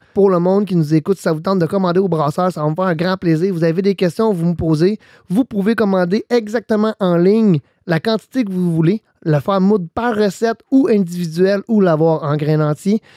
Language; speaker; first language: French; native; French